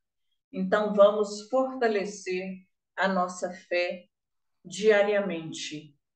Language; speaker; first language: Portuguese; native; Portuguese